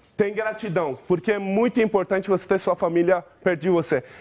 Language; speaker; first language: Portuguese; non-native, fluent; Persian